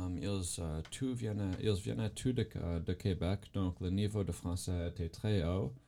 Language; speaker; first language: French; non-native, learner; English